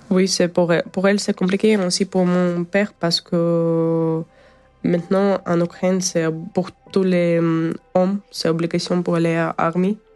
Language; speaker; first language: French; non-native, learner; Ukrainian